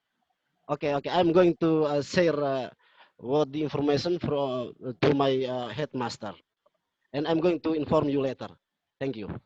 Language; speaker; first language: English; non-native, fluent; Indonesian